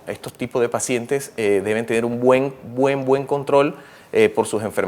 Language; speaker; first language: Spanish; native; Spanish